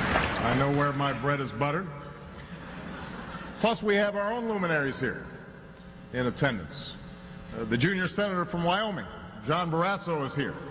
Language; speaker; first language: English; native; English